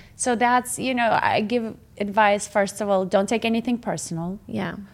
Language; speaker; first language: English; non-native, fluent; Russian